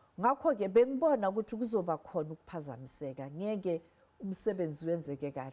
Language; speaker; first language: Zulu; non-native, local second language; Southern Sotho